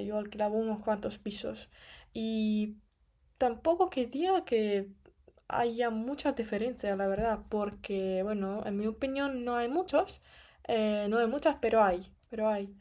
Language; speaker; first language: Spanish; non-native, fluent; Russian